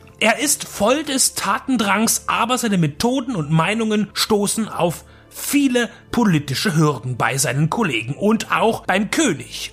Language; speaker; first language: German; native; German